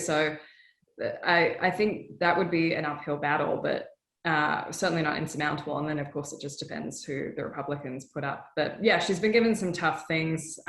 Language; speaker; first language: English; native; English